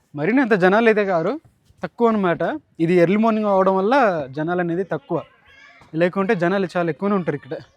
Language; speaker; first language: Telugu; native; Telugu